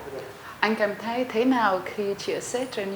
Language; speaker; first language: Vietnamese; non-native, learner; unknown